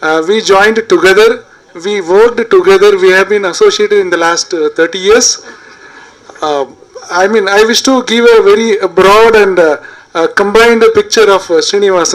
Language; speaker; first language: English; non-native, local second language; Tamil